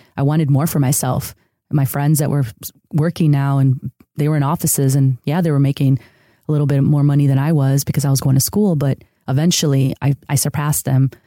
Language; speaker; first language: English; early bilingual, other home language; Spanish